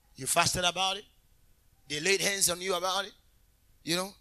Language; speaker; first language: English; non-native, local second language; Akan